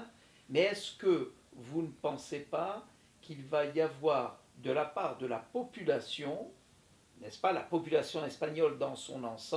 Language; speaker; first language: French; native; French